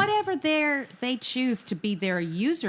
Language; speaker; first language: English; native; English